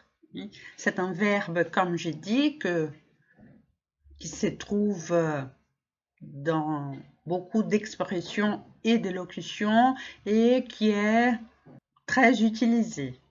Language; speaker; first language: French; non-native, fluent; Portuguese